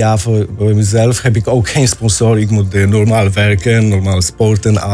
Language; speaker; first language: Dutch; non-native, learner; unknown